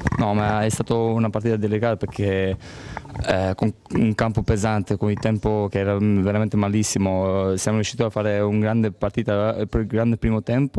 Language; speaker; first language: Italian; non-native, fluent; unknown